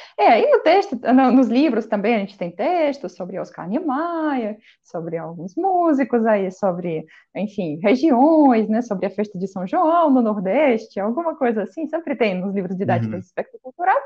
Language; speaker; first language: Portuguese; non-native, fluent; Russian